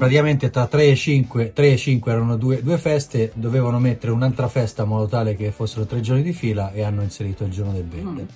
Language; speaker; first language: Italian; native; Italian